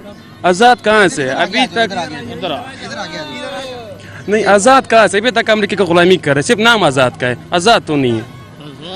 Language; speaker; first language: Hindi; non-native, learner; Pashto